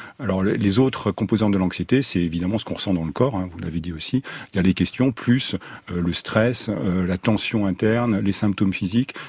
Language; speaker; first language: French; native; French